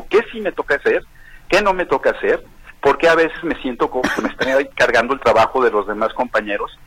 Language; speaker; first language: Spanish; native; Spanish